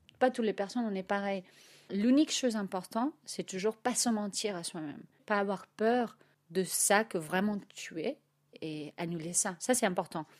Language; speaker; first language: French; non-native, fluent; Spanish